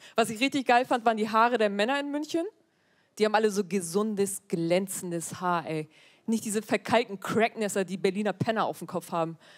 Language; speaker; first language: German; early bilingual, other home language; Turkish